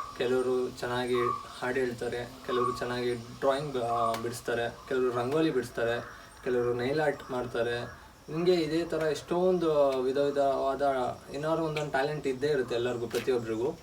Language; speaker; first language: Kannada; native; Kannada